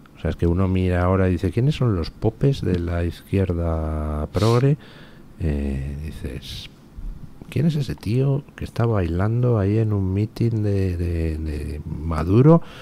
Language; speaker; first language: Spanish; native; Spanish